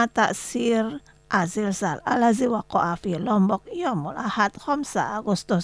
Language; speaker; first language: Arabic; non-native, learner; Indonesian